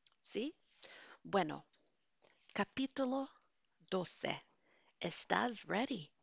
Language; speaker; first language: Spanish; non-native, fluent; Norwegian